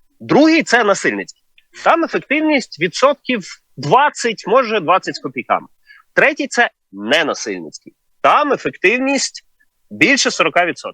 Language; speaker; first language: Ukrainian; native; Ukrainian